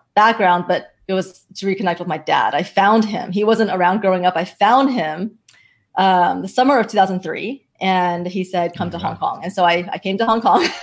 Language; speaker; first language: English; early bilingual, other home language; Chinese